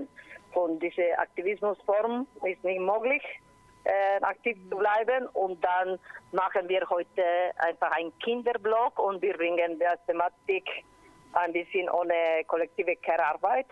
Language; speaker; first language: German; non-native, learner; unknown